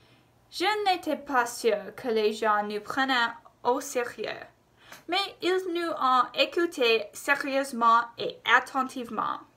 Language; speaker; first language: French; non-native, local second language; English